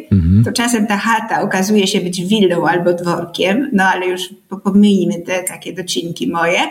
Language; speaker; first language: Polish; native; Polish